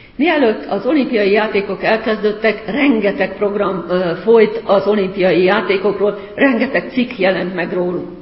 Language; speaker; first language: Hungarian; native; Hungarian